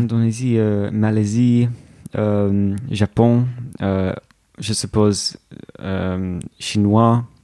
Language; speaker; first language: French; non-native, learner; English